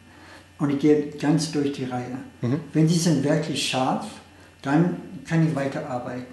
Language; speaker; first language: German; non-native, fluent; English